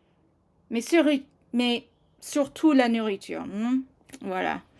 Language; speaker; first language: French; non-native, fluent; English